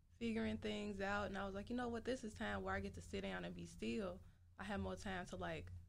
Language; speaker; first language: English; native; English